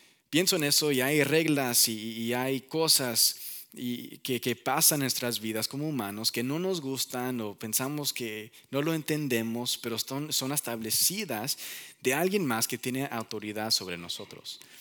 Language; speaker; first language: Spanish; early bilingual, heritage; Spanish